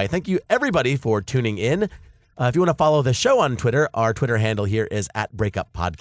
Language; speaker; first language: English; native; English